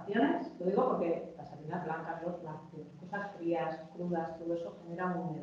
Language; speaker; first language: Spanish; native; Spanish